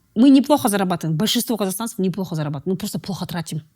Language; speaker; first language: Russian; non-native, local second language; Kazakh